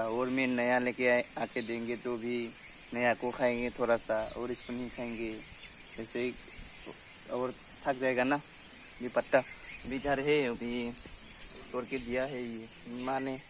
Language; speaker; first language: Hindi; non-native, local second language; Assamese